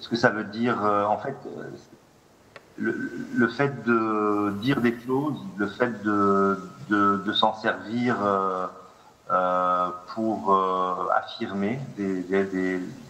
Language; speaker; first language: French; non-native, local second language; Arabic